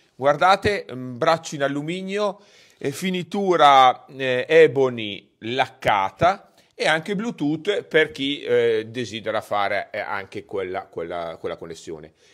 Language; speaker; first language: Italian; native; Italian